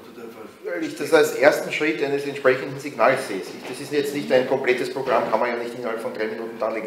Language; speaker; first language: German; native; German